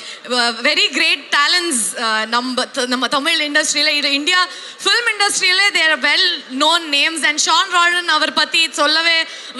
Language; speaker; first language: Tamil; non-native, learner; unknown